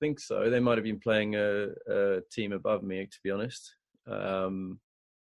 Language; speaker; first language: English; native; English